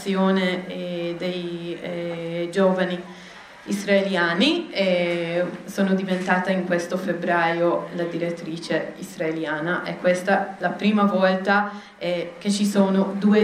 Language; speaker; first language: Italian; non-native, fluent; Hebrew